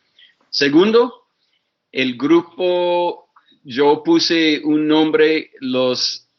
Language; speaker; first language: Spanish; non-native, fluent; English